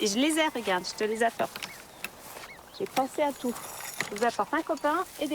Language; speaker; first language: French; native; French